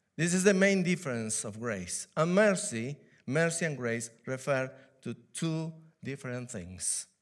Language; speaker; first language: English; non-native, fluent; Spanish